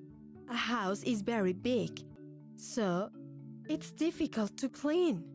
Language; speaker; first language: English; non-native, fluent; Spanish